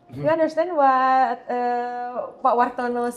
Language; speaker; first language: English; non-native, learner; Indonesian